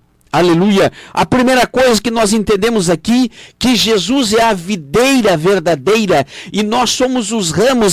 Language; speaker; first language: Portuguese; native; Portuguese